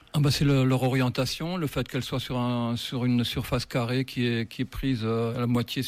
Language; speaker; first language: French; native; French